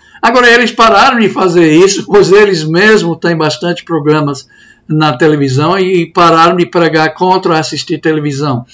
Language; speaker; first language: Portuguese; non-native, fluent; English